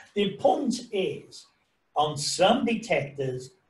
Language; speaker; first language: English; native; English